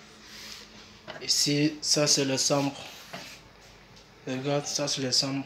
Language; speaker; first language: French; non-native, learner; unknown